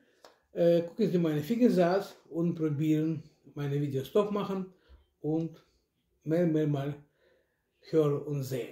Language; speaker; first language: German; non-native, learner; Russian